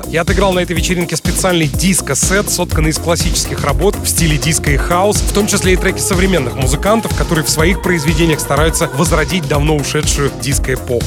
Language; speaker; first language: Russian; native; Russian